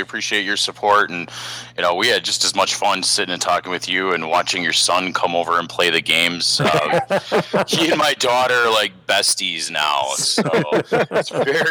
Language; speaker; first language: English; native; English